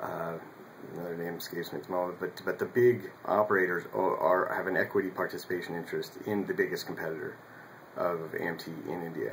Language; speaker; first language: English; native; English